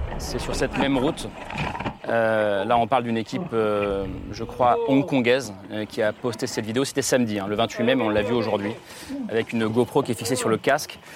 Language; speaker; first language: French; native; French